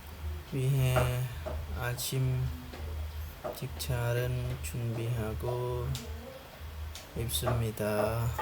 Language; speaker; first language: Korean; non-native, learner; Lao